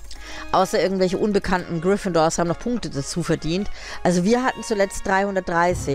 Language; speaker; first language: German; native; German